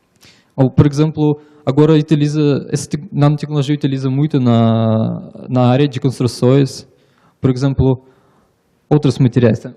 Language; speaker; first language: Portuguese; non-native, learner; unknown